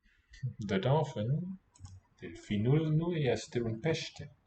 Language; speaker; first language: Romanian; non-native, learner; English